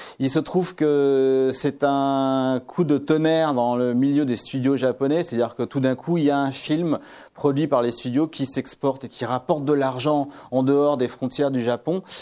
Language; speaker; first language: French; native; French